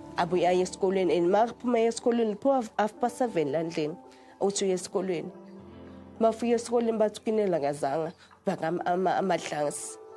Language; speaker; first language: Zulu; native; Zulu